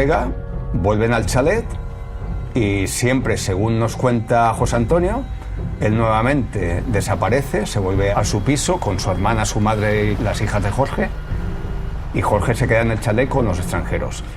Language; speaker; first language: Spanish; native; Spanish